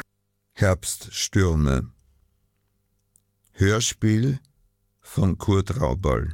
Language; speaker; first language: German; native; German